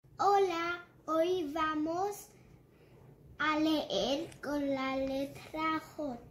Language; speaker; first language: Spanish; early bilingual, heritage; German